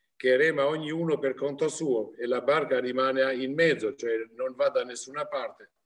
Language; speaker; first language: Italian; non-native, fluent; Albanian